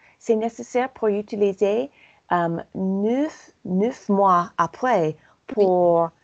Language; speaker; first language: French; non-native, learner; English